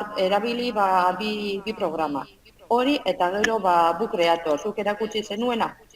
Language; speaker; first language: Basque; non-native, local second language; Spanish